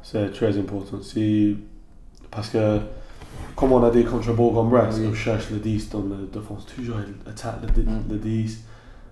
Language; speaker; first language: French; non-native, learner; English